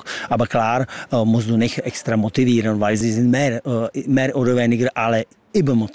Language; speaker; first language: German; non-native, learner; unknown